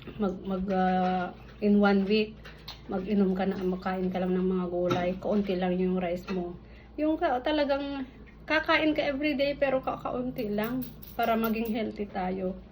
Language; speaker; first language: Filipino; non-native, local second language; Iloko